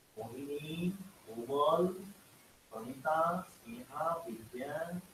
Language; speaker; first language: Hindi; non-native, local second language; Marathi